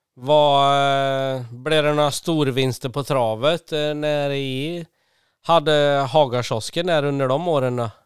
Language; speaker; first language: Swedish; native; Swedish